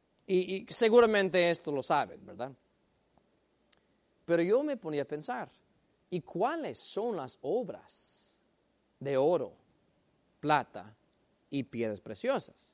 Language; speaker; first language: Spanish; native; Spanish